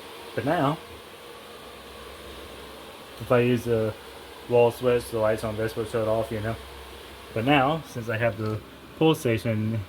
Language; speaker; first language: English; native; English